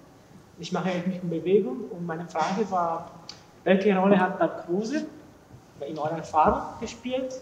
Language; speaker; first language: German; non-native, learner; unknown